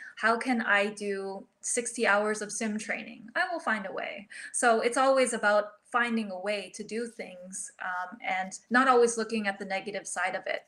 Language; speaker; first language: English; early bilingual, other home language; Filipino